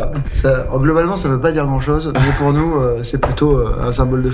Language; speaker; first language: French; native; French